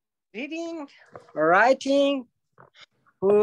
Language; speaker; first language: English; non-native, learner; Thai